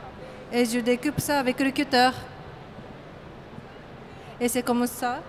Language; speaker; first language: French; non-native, learner; Japanese